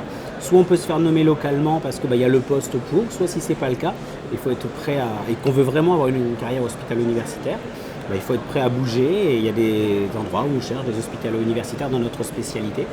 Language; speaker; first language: French; native; French